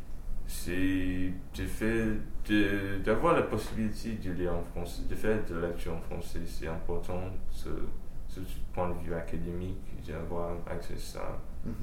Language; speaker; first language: French; early bilingual, heritage; French